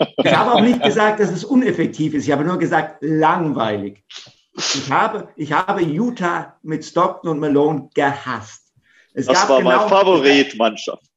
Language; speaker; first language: German; non-native, learner; Finnish